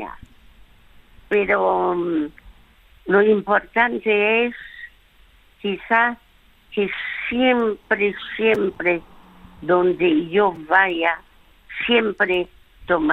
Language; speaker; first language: Spanish; early bilingual, other home language; French